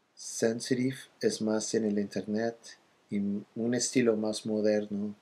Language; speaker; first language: Spanish; non-native, fluent; English